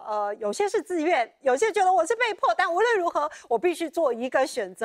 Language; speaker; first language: Chinese; native; Chinese